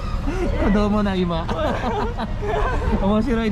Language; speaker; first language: Japanese; non-native, learner; Filipino